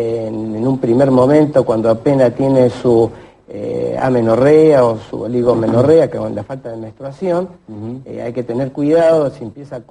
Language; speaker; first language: Spanish; native; Spanish